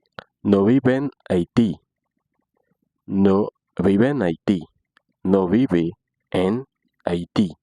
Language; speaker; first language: Spanish; non-native, fluent; Haitian Creole